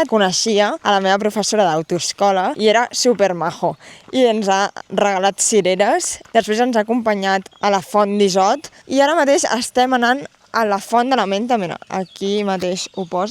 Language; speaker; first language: Catalan; native; Catalan